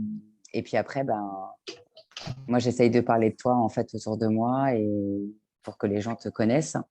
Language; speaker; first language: French; native; French